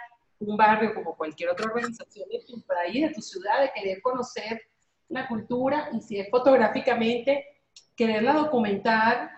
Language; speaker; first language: Spanish; native; Spanish